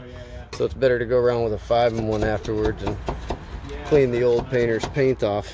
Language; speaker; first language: English; native; English